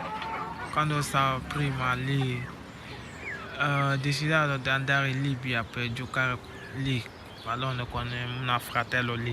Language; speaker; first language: Italian; non-native, learner; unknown